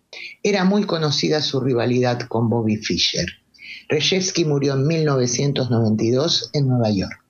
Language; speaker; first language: Spanish; native; Spanish